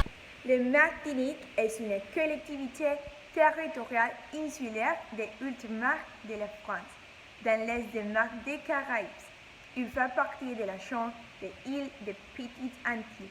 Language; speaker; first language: French; non-native, learner; English